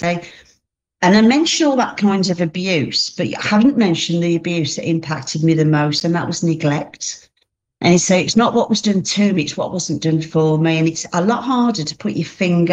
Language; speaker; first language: English; native; English